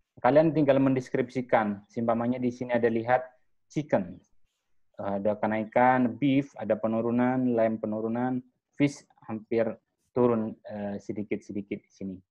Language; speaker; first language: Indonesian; non-native, local second language; Madurese